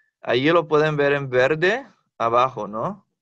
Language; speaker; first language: Spanish; non-native, fluent; English